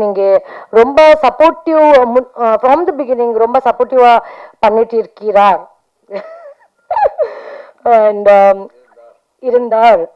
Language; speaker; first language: Tamil; non-native, fluent; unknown